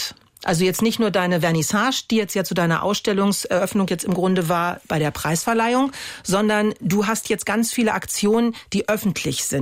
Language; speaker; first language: German; native; German